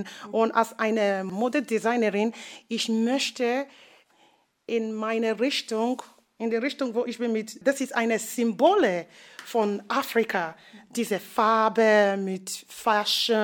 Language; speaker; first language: German; non-native, learner; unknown